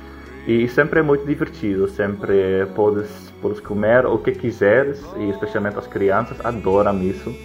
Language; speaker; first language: Portuguese; non-native, fluent; Dutch